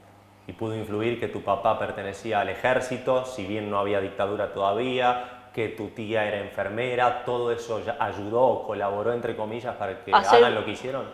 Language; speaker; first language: Spanish; native; Spanish